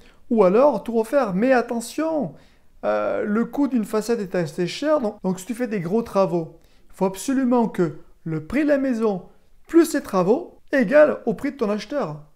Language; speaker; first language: French; native; French